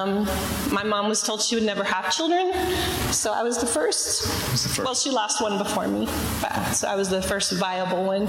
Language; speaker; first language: English; native; English